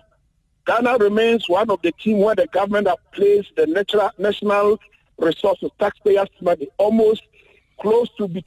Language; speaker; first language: English; non-native, local second language; Akan